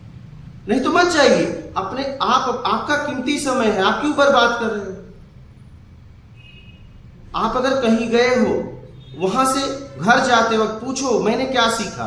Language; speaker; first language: Hindi; native; Hindi